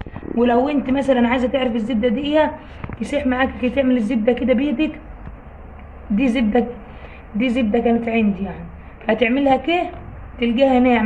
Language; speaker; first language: Arabic; native; Arabic